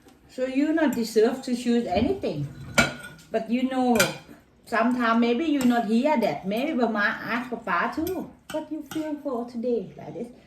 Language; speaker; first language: English; non-native, learner; Thai